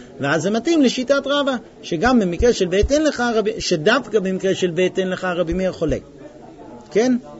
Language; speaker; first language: Hebrew; non-native, fluent; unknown